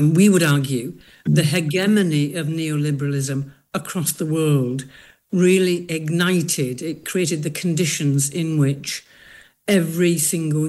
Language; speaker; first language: English; native; English